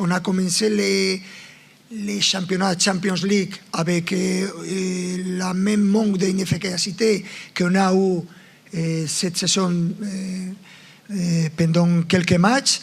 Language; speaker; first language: French; non-native, fluent; Spanish